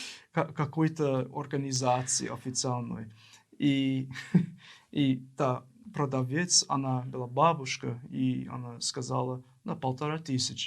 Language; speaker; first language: Russian; non-native, learner; English